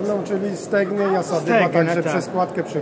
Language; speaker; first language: Polish; native; Polish